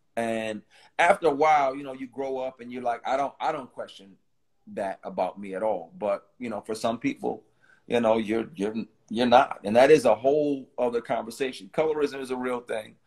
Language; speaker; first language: English; native; English